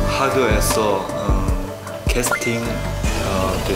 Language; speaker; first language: Korean; non-native, learner; Chinese